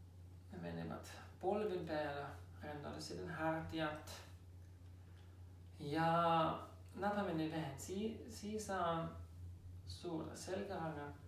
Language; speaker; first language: Finnish; non-native, learner; German